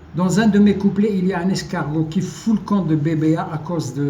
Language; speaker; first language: French; non-native, local second language; Arabic